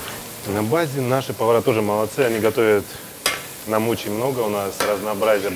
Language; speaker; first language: Russian; native; Russian